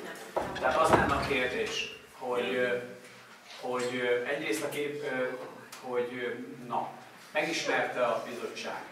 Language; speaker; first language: Hungarian; native; Hungarian